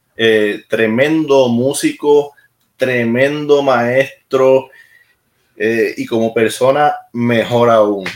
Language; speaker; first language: Spanish; native; Spanish